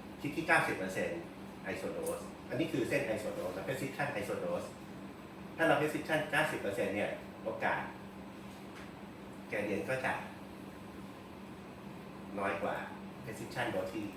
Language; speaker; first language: Thai; native; Thai